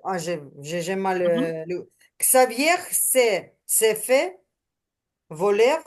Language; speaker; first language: French; non-native, learner; Ukrainian